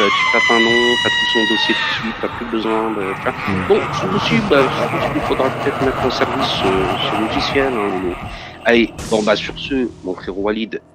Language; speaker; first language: French; native; French